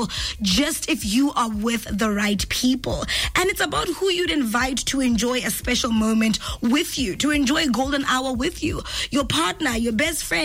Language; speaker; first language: English; non-native, local second language; Tswana